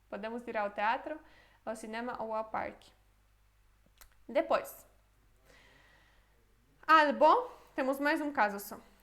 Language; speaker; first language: Portuguese; non-native, fluent; Polish